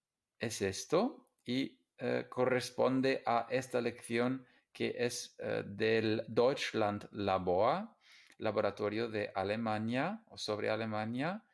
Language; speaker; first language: Spanish; non-native, fluent; English